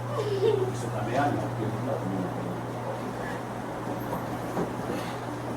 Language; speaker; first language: Portuguese; non-native, fluent; Haitian Creole